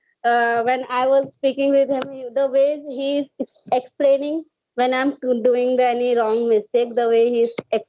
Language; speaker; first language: English; non-native, learner; Hindi